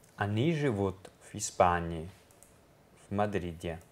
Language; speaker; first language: Russian; non-native, learner; Italian